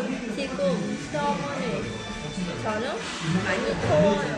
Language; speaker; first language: Korean; non-native, learner; Vietnamese